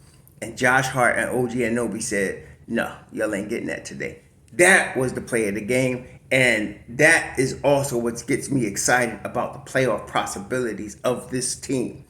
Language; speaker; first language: English; native; English